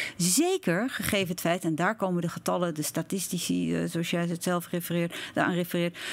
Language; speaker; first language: Dutch; native; Dutch